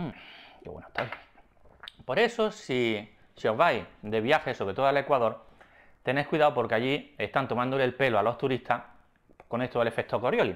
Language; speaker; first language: Spanish; native; Spanish